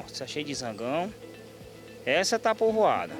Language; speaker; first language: Portuguese; native; Portuguese